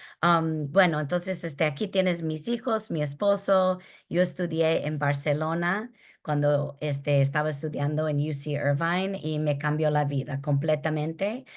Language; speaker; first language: Spanish; early bilingual, heritage; Spanish